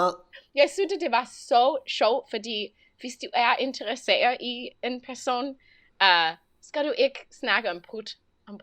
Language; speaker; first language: Danish; non-native, learner; English